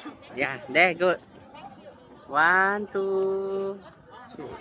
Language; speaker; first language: English; non-native, learner; Filipino